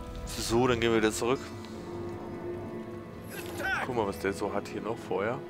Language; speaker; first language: German; native; German